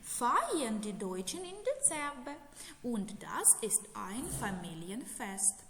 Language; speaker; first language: German; non-native, fluent; Ukrainian